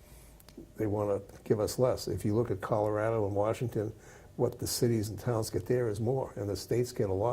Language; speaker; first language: English; native; English